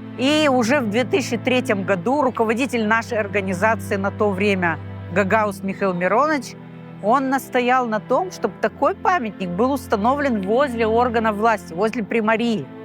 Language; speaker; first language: Russian; non-native, local second language; Gagauz